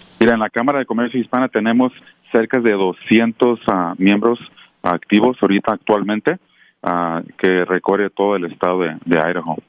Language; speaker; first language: Spanish; native; Spanish